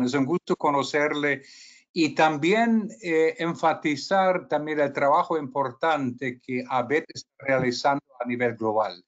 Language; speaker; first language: Spanish; non-native, fluent; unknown